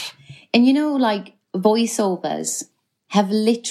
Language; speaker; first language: English; native; English